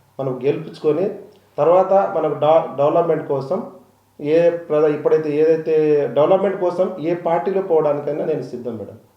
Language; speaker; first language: Telugu; non-native, local second language; Lambadi